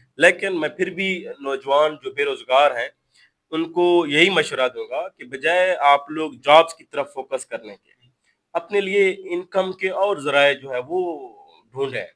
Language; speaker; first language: Urdu; non-native, local second language; Baluchi